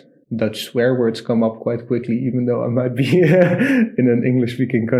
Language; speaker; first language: English; non-native, fluent; Dutch